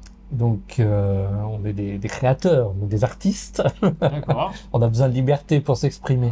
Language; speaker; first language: French; native; French